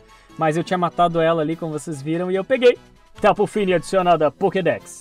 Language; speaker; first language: Portuguese; native; Portuguese